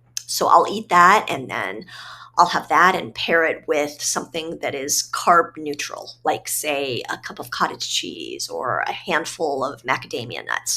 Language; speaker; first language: English; native; English